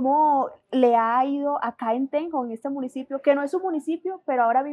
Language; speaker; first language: Spanish; native; Spanish